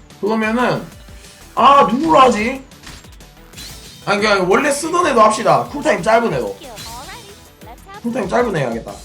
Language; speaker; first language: Korean; native; Korean